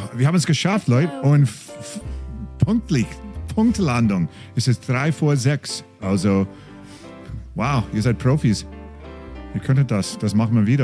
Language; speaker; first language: German; non-native, fluent; English